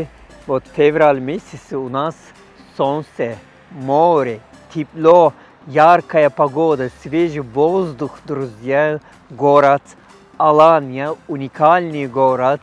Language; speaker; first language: Russian; non-native, learner; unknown